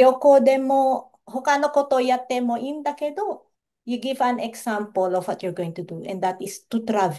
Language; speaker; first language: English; non-native, local second language; Filipino